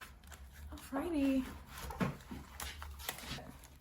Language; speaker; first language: English; native; English